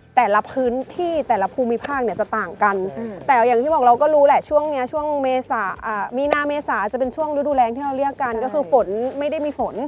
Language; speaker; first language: Thai; native; Thai